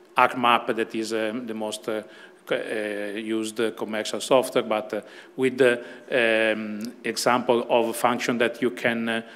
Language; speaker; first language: English; non-native, fluent; Italian